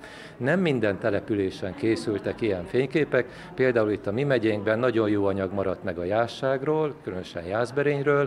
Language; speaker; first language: Hungarian; native; Hungarian